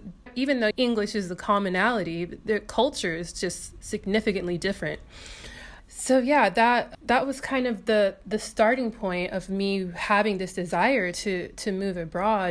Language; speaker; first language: English; native; English